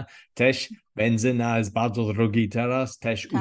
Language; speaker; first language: Polish; non-native, learner; English